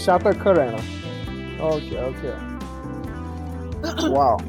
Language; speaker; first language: Chinese; non-native, fluent; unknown